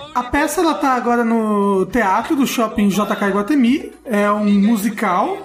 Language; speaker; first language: Portuguese; native; Portuguese